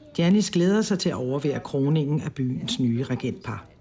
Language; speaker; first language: Danish; native; Danish